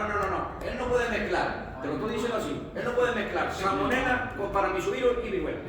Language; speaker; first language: Spanish; native; Spanish